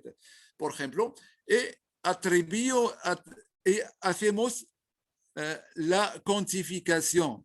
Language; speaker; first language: Spanish; non-native, learner; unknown